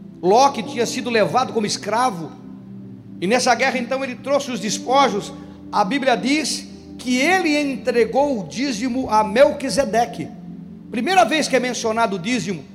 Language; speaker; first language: Portuguese; native; Portuguese